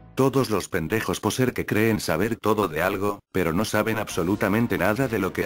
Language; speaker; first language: Spanish; native; Spanish